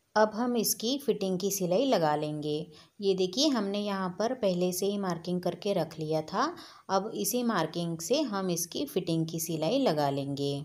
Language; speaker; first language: Hindi; native; Hindi